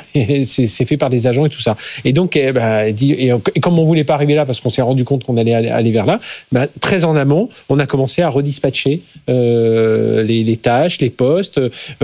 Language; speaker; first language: French; native; French